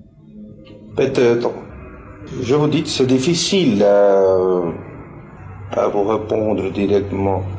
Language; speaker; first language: French; non-native, fluent; Spanish